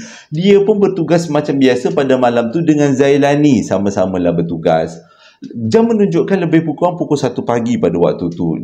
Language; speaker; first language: Malay; native; Malay